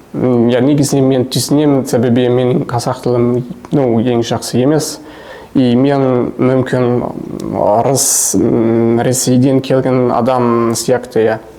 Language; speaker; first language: Kazakh; non-native, learner; Swiss German